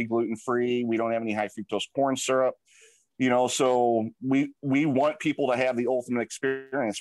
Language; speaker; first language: English; native; English